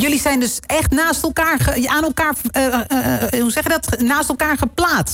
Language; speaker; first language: Dutch; native; Dutch